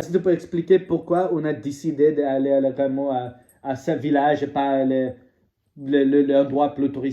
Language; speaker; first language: French; non-native, learner; English